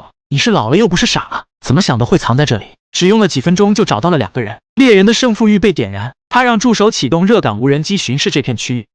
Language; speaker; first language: Chinese; native; Chinese